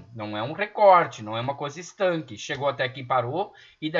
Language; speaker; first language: Portuguese; native; Portuguese